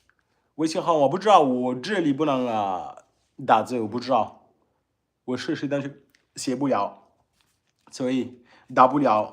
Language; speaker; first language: Chinese; non-native, learner; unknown